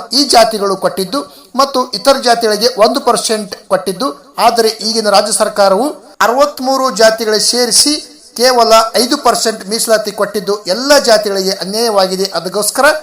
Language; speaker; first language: Kannada; native; Kannada